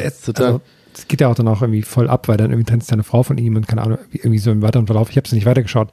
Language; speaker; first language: German; native; German